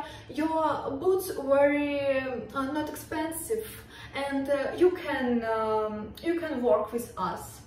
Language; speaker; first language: English; non-native, learner; Russian